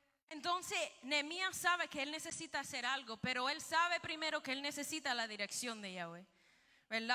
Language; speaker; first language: Spanish; early bilingual, heritage; Spanish